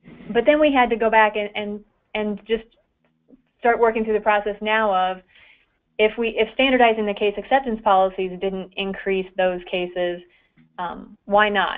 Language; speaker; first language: English; native; English